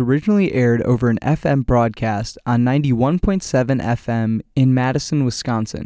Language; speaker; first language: English; native; English